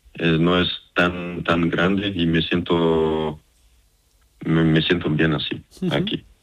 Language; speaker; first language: Spanish; non-native, fluent; Serbian